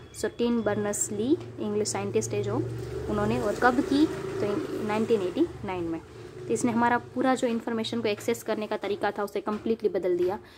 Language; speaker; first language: Hindi; non-native, local second language; Gujarati